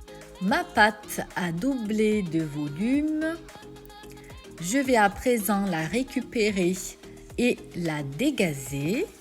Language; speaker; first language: French; native; French